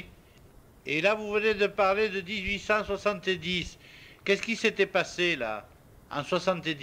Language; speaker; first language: French; native; French